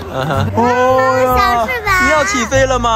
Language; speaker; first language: Russian; non-native, learner; Chinese